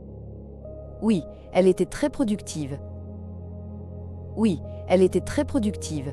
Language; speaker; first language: French; native; French